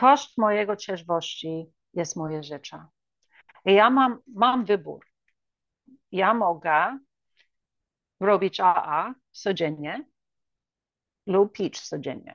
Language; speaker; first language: Polish; early bilingual, heritage; English